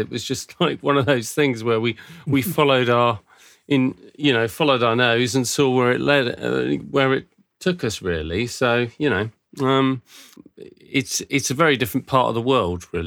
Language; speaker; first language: English; native; English